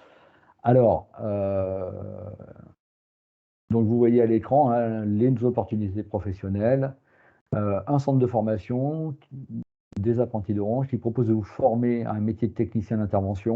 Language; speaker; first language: French; native; French